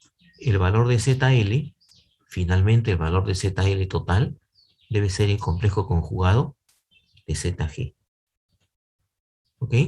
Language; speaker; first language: Spanish; native; Spanish